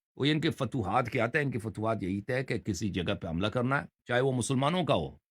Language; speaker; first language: Urdu; non-native, fluent; Persian